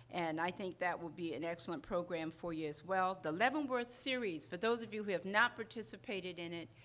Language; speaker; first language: English; non-native, fluent; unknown